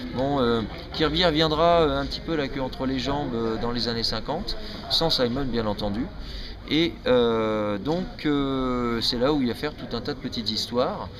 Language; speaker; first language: French; native; French